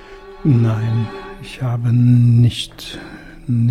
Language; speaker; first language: German; early bilingual, other home language; Russian